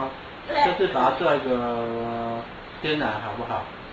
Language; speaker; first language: Chinese; native; Chinese